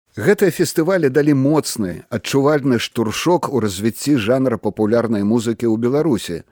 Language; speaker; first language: Belarusian; native; Belarusian